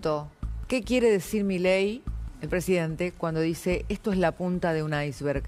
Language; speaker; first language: Spanish; native; Spanish